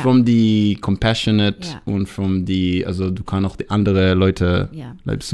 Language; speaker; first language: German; non-native, learner; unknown